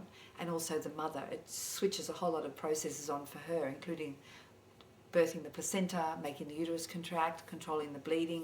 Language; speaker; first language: English; native; English